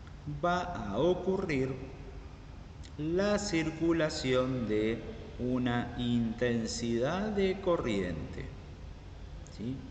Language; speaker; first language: Spanish; native; Spanish